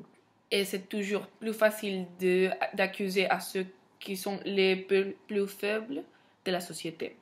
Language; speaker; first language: French; non-native, fluent; Spanish